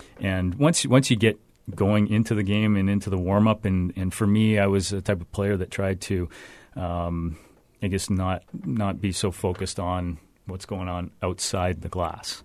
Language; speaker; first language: English; native; English